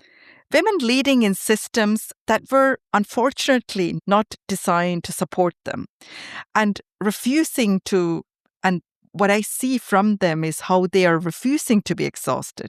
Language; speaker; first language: English; non-native, fluent; Tamil